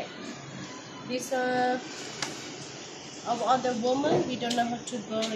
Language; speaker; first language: English; non-native, learner; Hmong